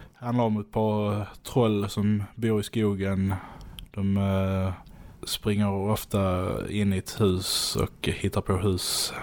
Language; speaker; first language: Swedish; native; Swedish